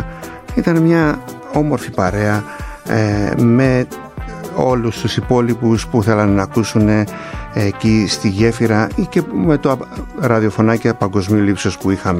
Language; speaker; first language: Greek; native; Greek